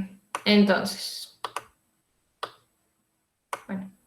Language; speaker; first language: Spanish; native; Spanish